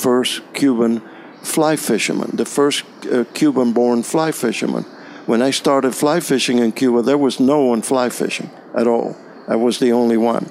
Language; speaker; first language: English; non-native, fluent; Spanish